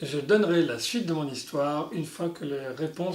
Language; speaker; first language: French; native; French